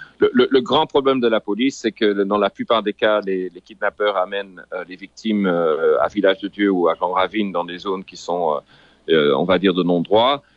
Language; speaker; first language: French; non-native, local second language; Haitian Creole